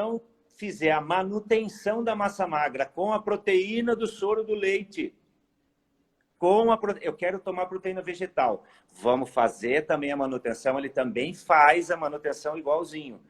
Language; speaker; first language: Portuguese; native; Portuguese